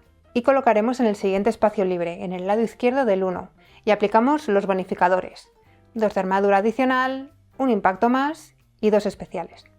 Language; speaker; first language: Spanish; native; Spanish